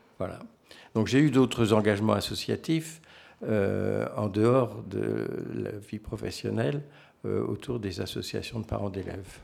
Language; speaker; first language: French; native; French